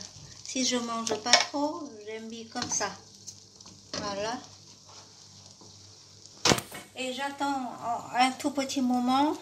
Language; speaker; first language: French; non-native, fluent; Vietnamese